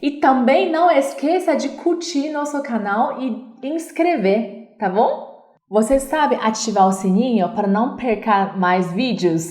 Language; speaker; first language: Portuguese; non-native, learner; Chinese